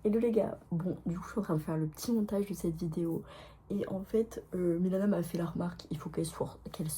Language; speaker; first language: French; native; French